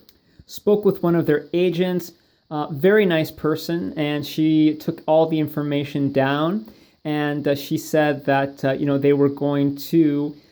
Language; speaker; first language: English; native; English